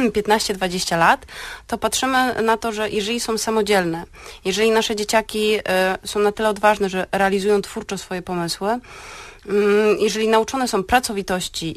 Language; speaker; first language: Polish; native; Polish